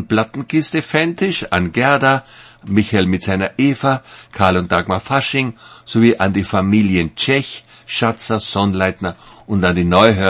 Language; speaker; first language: German; native; German